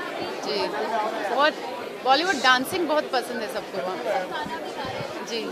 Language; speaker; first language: Hindi; non-native, local second language; French